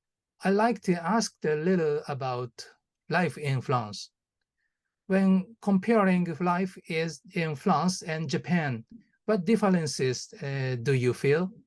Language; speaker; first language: English; non-native, learner; Japanese